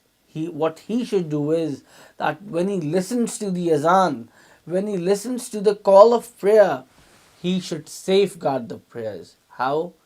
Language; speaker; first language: English; non-native, local second language; Urdu